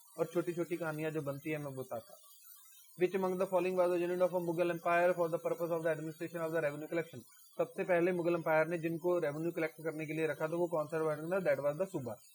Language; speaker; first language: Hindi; non-native, local second language; Punjabi